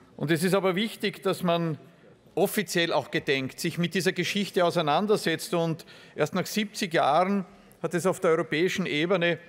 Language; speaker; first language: German; native; German